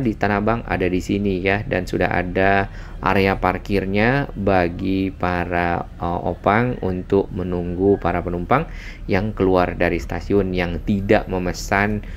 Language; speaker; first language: Indonesian; native; Indonesian